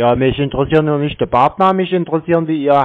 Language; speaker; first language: German; native; German